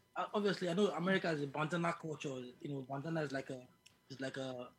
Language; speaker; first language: English; non-native, local second language; Yoruba